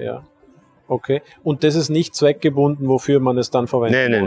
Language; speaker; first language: German; native; German